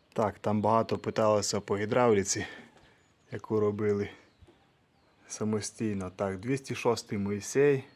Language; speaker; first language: Ukrainian; native; Ukrainian